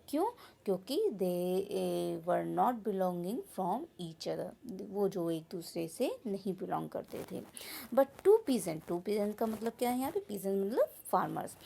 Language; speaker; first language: Hindi; native; Hindi